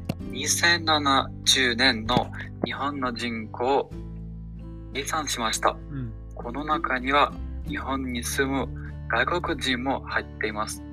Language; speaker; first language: Japanese; non-native, learner; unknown